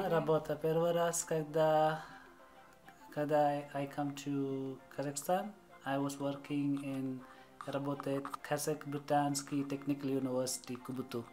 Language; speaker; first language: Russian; non-native, learner; Malayalam